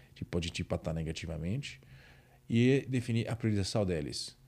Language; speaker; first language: Portuguese; non-native, fluent; Italian